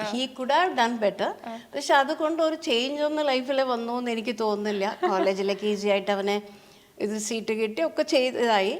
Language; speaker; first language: Malayalam; non-native, local second language; Tulu